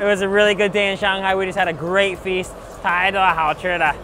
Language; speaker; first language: English; native; English